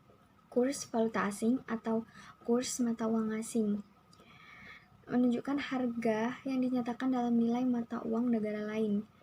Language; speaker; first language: Indonesian; native; Indonesian